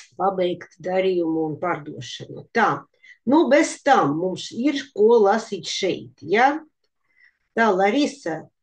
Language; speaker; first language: Latvian; non-native, local second language; Russian